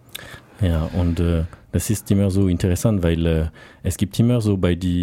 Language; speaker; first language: German; non-native, learner; French